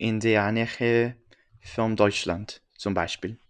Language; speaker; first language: German; non-native, learner; French